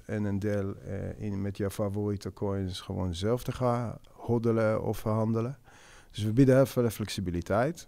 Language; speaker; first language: Dutch; non-native, fluent; Hebrew